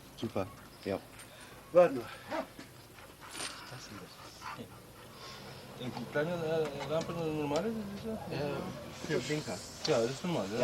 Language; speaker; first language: German; non-native, learner; Russian